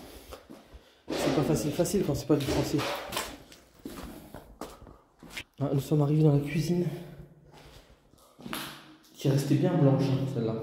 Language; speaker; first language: French; native; French